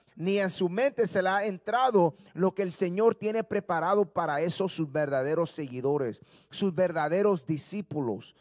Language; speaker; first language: Spanish; early bilingual, heritage; Spanish